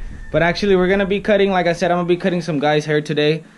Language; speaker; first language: English; early bilingual, other home language; Spanish